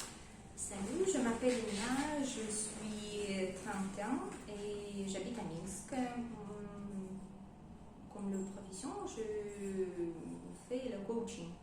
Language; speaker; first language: French; non-native, learner; Russian